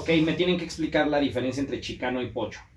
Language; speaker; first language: Spanish; native; Spanish